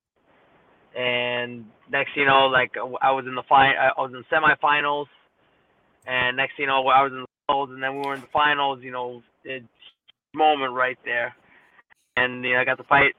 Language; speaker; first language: English; native; English